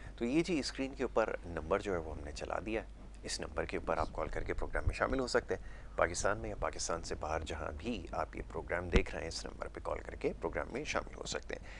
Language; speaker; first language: Urdu; native; Urdu